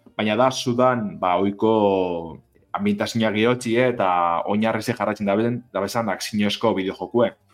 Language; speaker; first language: Basque; native; Basque